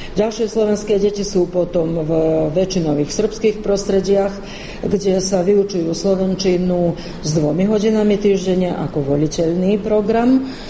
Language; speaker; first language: Slovak; native; Slovak